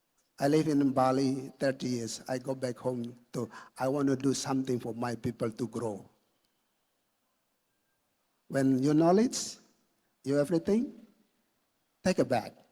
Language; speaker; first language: English; non-native, learner; Indonesian